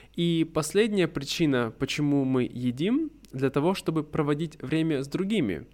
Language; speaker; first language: Russian; native; Russian